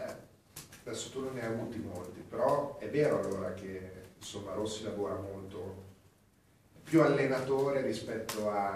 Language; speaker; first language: Italian; native; Italian